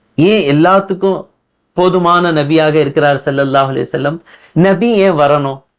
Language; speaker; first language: Tamil; non-native, local second language; Urdu